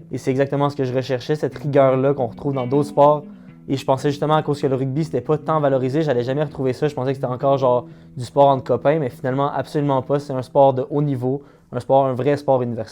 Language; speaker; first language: French; native; French